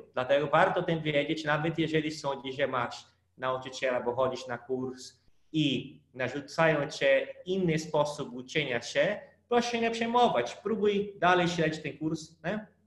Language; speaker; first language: Polish; non-native, fluent; Portuguese